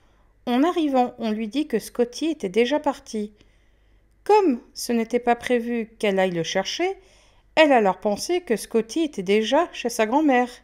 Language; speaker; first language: French; native; French